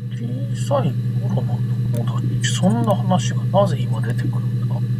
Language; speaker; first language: Japanese; native; Japanese